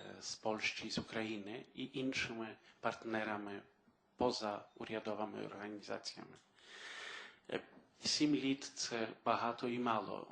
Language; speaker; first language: Ukrainian; early bilingual, heritage; Ukrainian